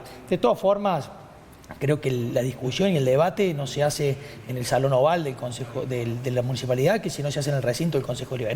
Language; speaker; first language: Spanish; native; Spanish